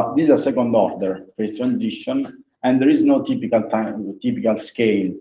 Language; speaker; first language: English; non-native, fluent; Italian